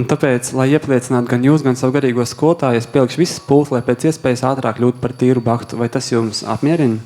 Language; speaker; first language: Latvian; native; Latvian